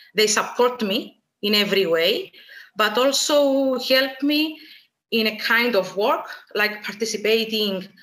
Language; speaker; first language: English; non-native, fluent; Greek